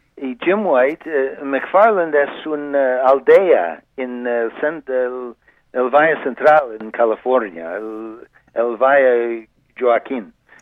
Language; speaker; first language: Spanish; non-native, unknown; English